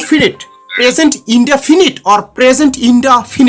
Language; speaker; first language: English; non-native, learner; Bangla